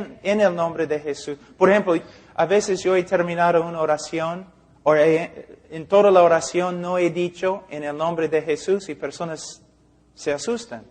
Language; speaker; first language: Spanish; non-native, fluent; English